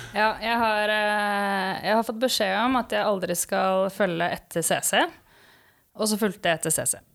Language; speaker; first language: Norwegian; native; Norwegian